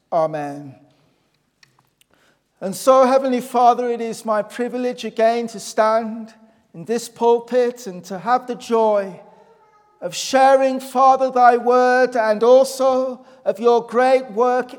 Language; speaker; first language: English; native; English